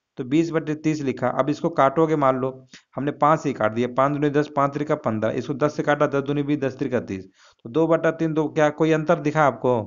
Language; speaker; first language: Hindi; native; Hindi